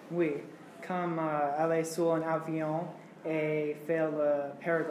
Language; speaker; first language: French; non-native, learner; English